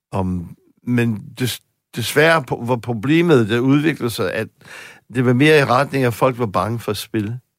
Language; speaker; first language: Danish; non-native, fluent; English